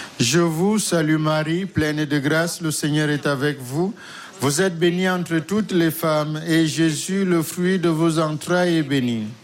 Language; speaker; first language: French; native; French